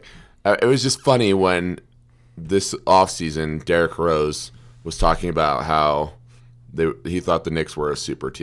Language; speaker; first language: English; native; English